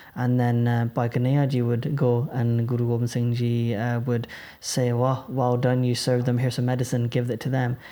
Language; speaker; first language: English; native; English